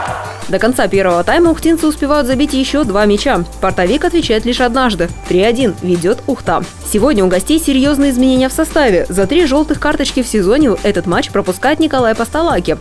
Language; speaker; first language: Russian; native; Russian